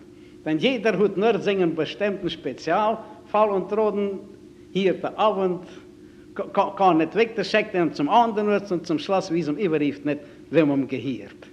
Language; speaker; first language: German; native; German